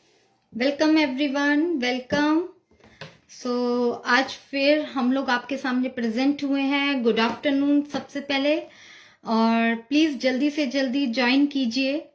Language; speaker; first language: Hindi; native; Hindi